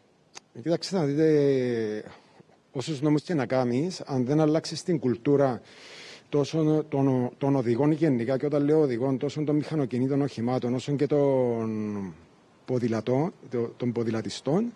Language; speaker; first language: Greek; native; Greek